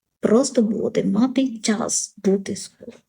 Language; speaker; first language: Ukrainian; non-native, learner; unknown